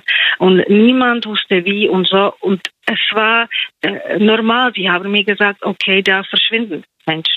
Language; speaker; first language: German; non-native, fluent; Czech